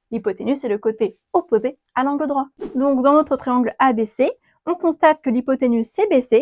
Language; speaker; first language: French; native; French